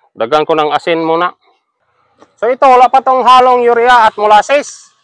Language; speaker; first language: Filipino; non-native, local second language; Cebuano